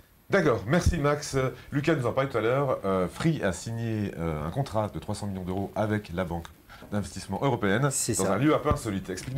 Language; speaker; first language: French; native; French